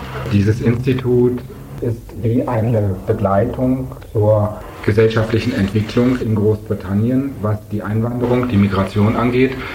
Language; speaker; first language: German; native; German